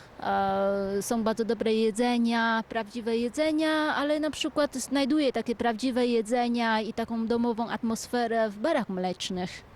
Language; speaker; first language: Polish; non-native, fluent; Vietnamese